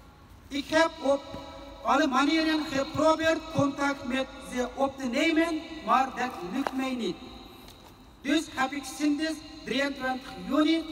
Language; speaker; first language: Dutch; non-native, fluent; Uyghur